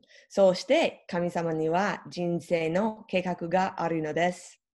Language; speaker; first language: Japanese; non-native, fluent; English